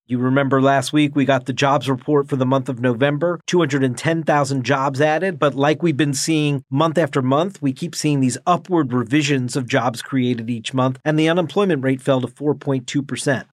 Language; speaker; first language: English; native; English